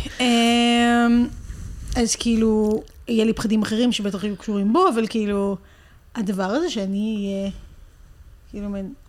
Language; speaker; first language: Hebrew; native; Hebrew